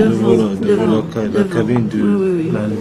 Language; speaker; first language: French; non-native, learner; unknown